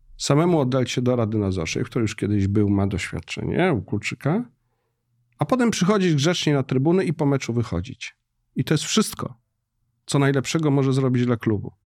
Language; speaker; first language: Polish; native; Polish